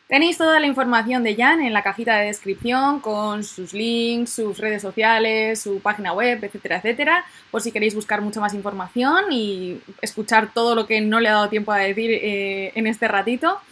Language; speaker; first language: Spanish; native; Spanish